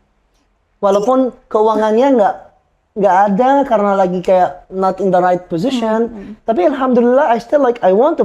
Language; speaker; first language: Indonesian; non-native, fluent; Arabic